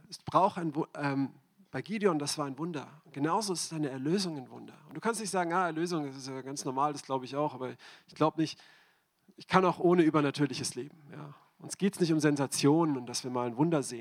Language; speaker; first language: German; native; German